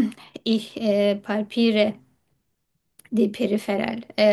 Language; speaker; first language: German; non-native, fluent; Turkish